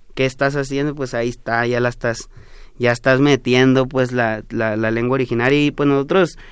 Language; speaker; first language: Spanish; non-native, local second language; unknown